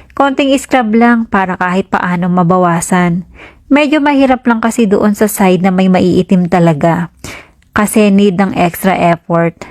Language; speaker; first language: Filipino; native; Filipino